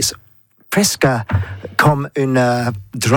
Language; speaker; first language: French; non-native, learner; English